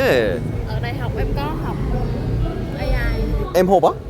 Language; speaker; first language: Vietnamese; non-native, learner; Korean